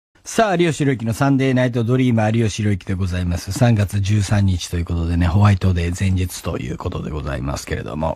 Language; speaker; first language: Japanese; native; Japanese